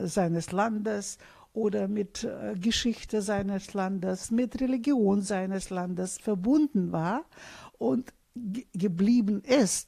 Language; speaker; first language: German; non-native, fluent; Russian